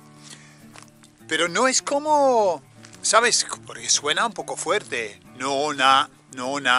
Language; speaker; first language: Spanish; native; Spanish